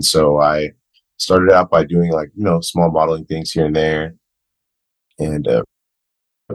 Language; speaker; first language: English; non-native, local second language; Akan